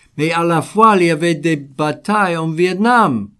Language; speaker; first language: French; non-native, fluent; English